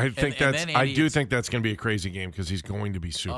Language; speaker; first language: English; native; English